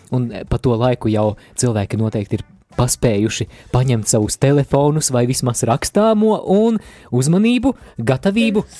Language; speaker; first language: Latvian; native; Latvian